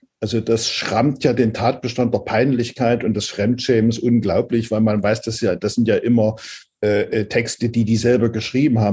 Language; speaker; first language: German; native; German